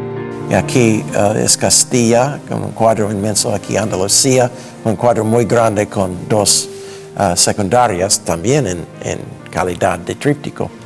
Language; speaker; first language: Spanish; non-native, fluent; English